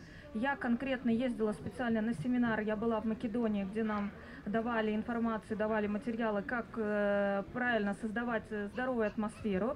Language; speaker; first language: Russian; non-native, fluent; Estonian